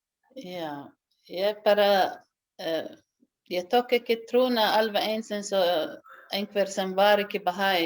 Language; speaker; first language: Icelandic; non-native, learner; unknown